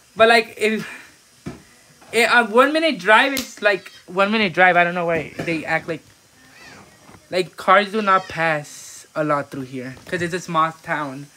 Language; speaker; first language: English; native; English